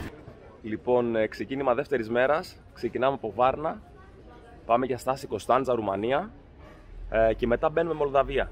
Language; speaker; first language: Greek; native; Greek